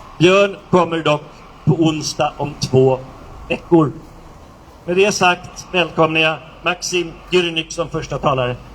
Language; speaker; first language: Swedish; native; Swedish